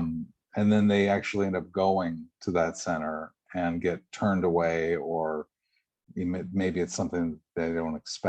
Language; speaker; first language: English; native; English